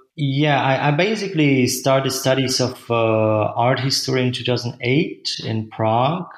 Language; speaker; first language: English; non-native, fluent; Czech